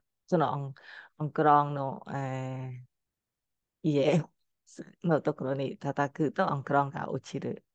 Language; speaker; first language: Japanese; non-native, fluent; Khmer